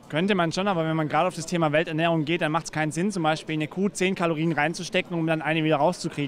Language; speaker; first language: German; native; German